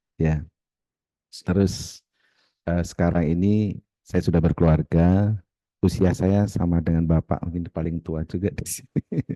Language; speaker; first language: Indonesian; native; Indonesian